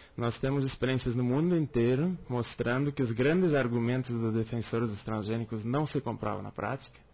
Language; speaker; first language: Portuguese; native; Portuguese